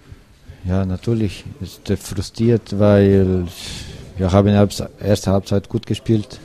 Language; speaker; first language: German; non-native, learner; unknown